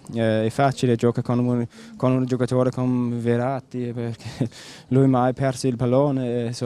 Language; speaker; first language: Italian; non-native, learner; Danish